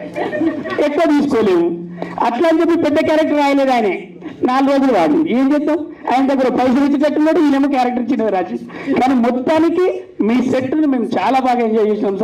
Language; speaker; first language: Telugu; native; Telugu